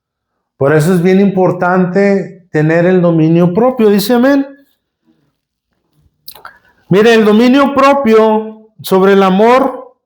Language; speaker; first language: Spanish; native; Spanish